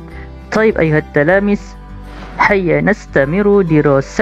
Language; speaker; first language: Arabic; non-native, fluent; Malay